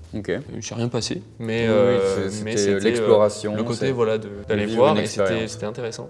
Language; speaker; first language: French; native; French